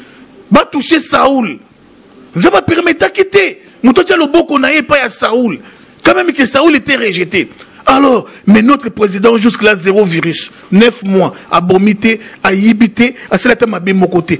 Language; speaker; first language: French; non-native, local second language; Lingala